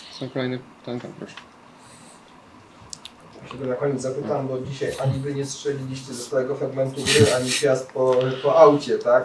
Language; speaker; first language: Polish; native; Polish